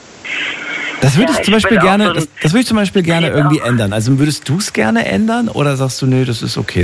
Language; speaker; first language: German; native; German